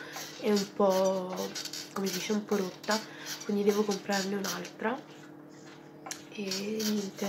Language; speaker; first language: Italian; native; Italian